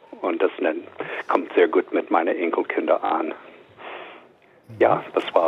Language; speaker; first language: German; non-native, fluent; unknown